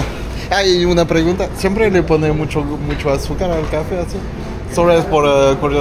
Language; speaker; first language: Spanish; non-native, fluent; French